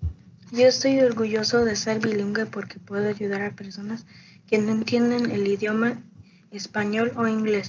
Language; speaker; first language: Spanish; early bilingual, heritage; Spanish